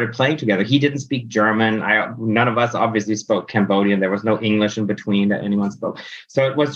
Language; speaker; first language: English; non-native, fluent; German